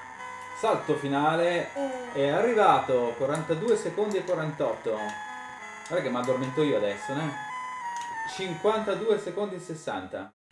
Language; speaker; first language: Italian; native; Italian